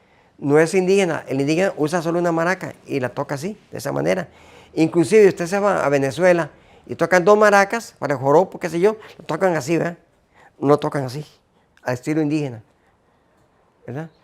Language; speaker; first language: Spanish; native; Spanish